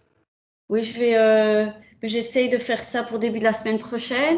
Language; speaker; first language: French; native; French